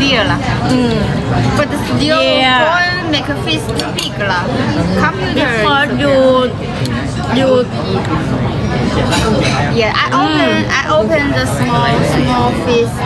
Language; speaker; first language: English; non-native, learner; Thai